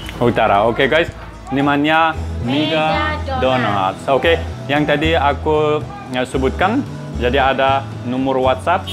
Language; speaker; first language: Indonesian; non-native, learner; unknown